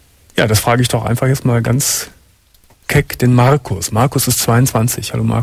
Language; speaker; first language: German; native; German